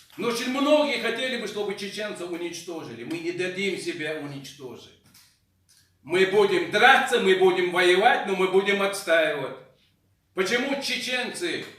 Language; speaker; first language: Russian; non-native, local second language; Chechen